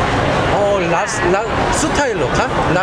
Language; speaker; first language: Thai; non-native, fluent; Korean